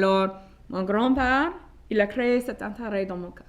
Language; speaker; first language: French; non-native, local second language; English